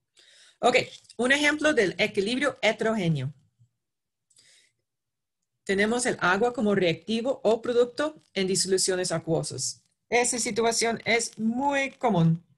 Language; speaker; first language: Spanish; non-native, fluent; English